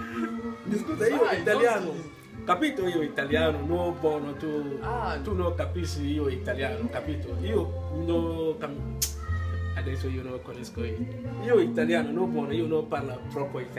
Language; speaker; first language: Italian; non-native, learner; English